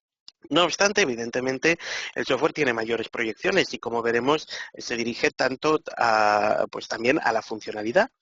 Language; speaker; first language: Spanish; native; Spanish